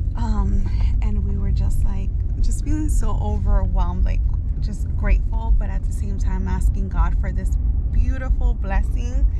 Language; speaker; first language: English; early bilingual, other home language; Spanish